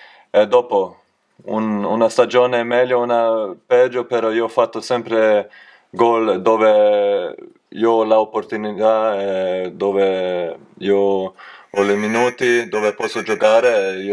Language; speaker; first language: Italian; non-native, learner; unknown